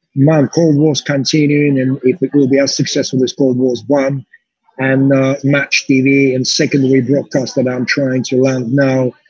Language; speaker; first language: English; non-native, fluent; Russian